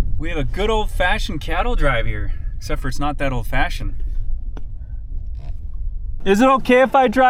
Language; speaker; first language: English; native; English